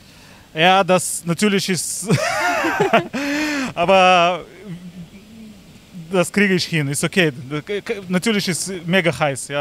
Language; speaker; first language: German; non-native, learner; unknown